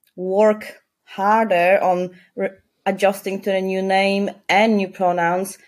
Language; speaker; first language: English; non-native, fluent; Polish